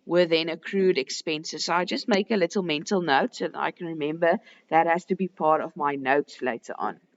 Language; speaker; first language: English; non-native, local second language; Afrikaans